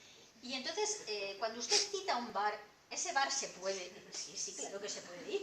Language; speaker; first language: Spanish; native; Spanish